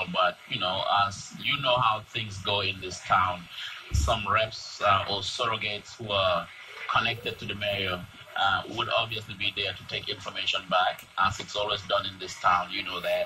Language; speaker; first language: English; native; English